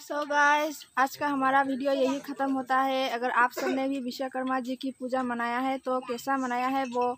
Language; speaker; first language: Hindi; non-native, local second language; Bodo